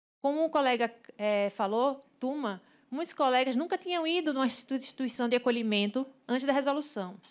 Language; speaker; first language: Portuguese; native; Portuguese